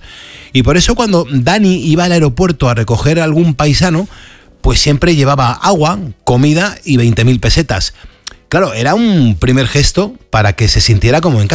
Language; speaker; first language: Spanish; native; Spanish